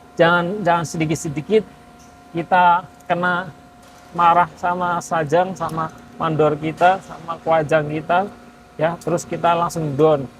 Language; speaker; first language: Indonesian; native; Indonesian